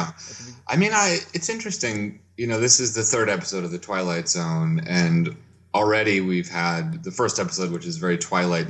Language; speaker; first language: English; native; English